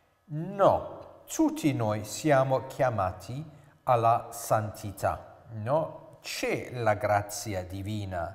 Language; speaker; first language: Italian; non-native, fluent; English